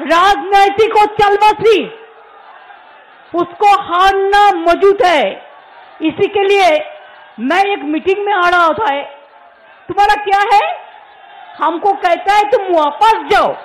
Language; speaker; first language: Hindi; non-native, local second language; Bangla